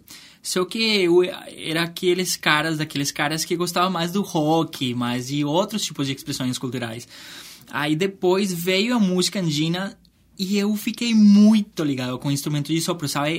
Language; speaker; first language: Portuguese; non-native, fluent; Spanish